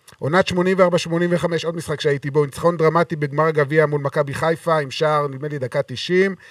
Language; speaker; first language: Hebrew; native; Hebrew